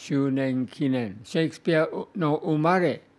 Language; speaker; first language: Japanese; non-native, fluent; English